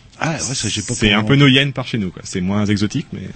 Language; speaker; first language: French; native; French